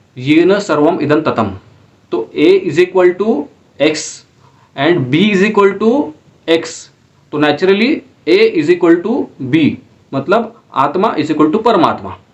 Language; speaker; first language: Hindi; non-native, local second language; Marathi